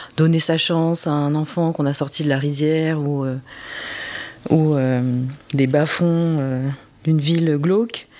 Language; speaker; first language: French; native; French